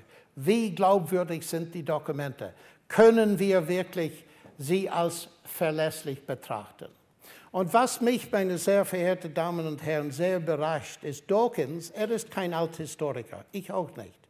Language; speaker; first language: German; non-native, fluent; English